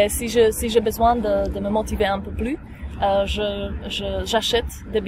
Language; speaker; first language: French; non-native, fluent; Slovak